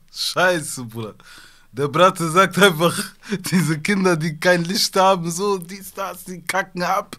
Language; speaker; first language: German; early bilingual, other home language; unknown